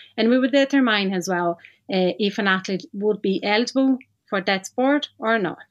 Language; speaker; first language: English; non-native, fluent; Portuguese